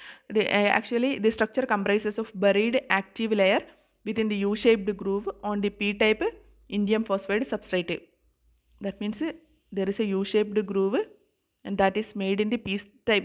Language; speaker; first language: English; non-native, local second language; Malayalam